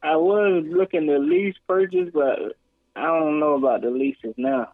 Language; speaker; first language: English; native; English